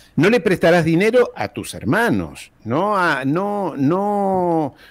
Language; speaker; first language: Spanish; early bilingual, heritage; Spanish